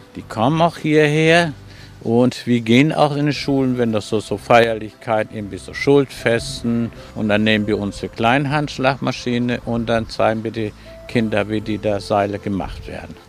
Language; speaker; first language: German; non-native, fluent; Spanish